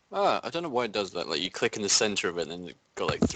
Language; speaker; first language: English; native; English